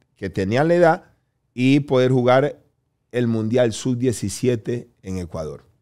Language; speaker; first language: Spanish; native; Spanish